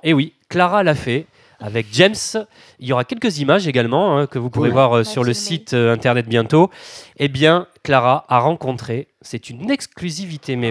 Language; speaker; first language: French; native; French